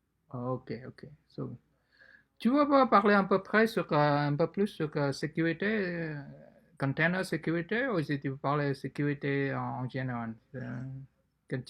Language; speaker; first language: French; non-native, fluent; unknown